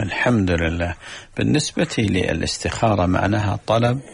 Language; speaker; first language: Arabic; native; Arabic